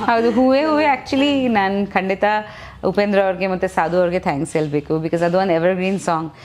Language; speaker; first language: Kannada; non-native, fluent; Bangla